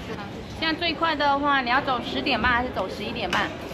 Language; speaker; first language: Chinese; native; Chinese